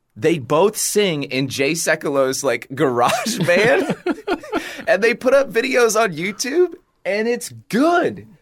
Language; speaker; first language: English; native; English